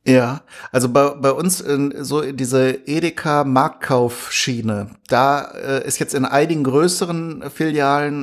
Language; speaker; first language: German; native; German